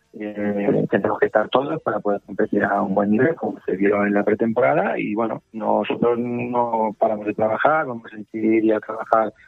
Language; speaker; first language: Spanish; native; Spanish